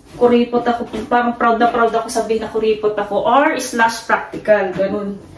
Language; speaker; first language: Filipino; native; Filipino